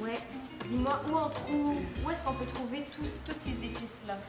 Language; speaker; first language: French; native; French